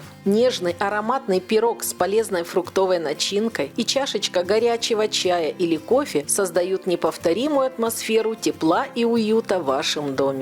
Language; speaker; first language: Russian; native; Russian